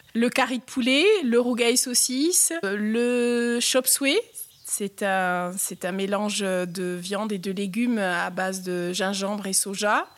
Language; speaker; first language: French; native; French